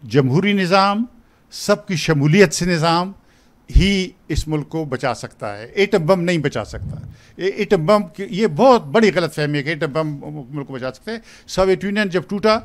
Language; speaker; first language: Urdu; non-native, local second language; Pashto